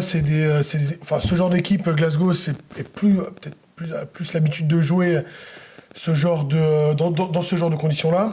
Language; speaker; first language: French; native; French